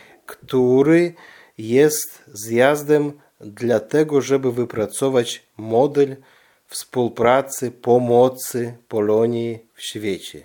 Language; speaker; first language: Polish; early bilingual, heritage; Polish